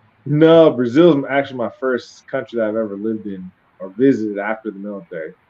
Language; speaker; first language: English; native; English